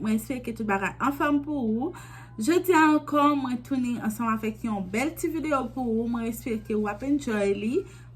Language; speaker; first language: French; non-native, learner; Haitian Creole